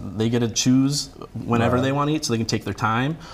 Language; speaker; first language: English; native; English